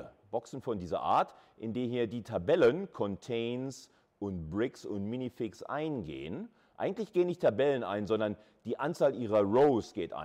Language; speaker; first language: German; native; German